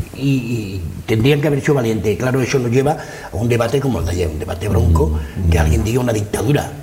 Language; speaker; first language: Spanish; non-native, local second language; Catalan